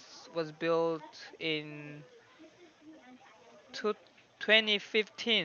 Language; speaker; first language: English; non-native, learner; Korean